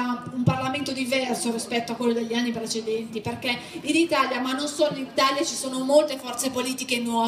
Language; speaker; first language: Italian; native; Italian